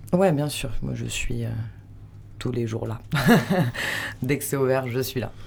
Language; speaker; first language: French; native; French